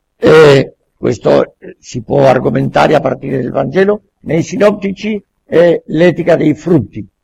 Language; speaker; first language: Italian; non-native, fluent; Spanish